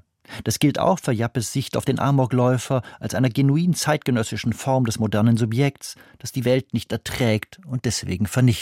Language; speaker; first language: German; native; German